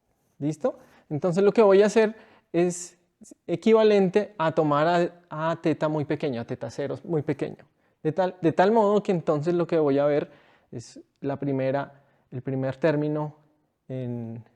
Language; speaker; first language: Spanish; native; Spanish